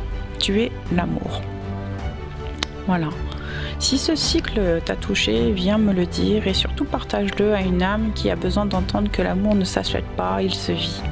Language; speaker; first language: French; native; French